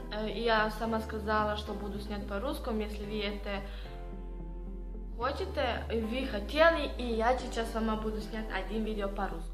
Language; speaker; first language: Russian; non-native, learner; Serbian